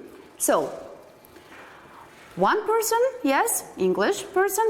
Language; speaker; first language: English; non-native, fluent; Russian